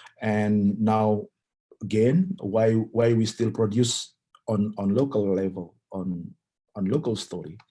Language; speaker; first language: English; non-native, fluent; Indonesian